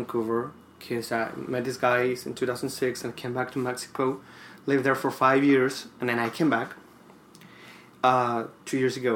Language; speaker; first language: English; non-native, fluent; Spanish